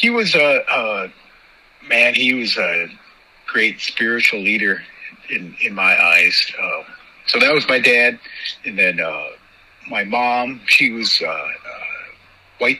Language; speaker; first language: English; native; English